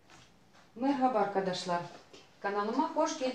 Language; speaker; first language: Turkish; non-native, learner; Russian